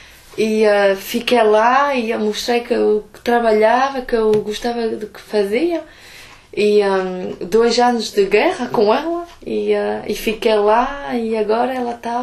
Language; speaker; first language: Portuguese; early bilingual, heritage; Portuguese